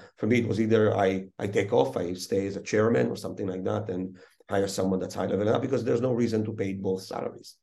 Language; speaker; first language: English; early bilingual, other home language; Hebrew